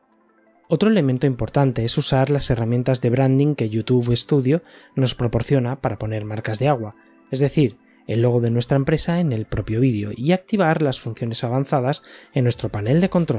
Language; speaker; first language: Spanish; native; Spanish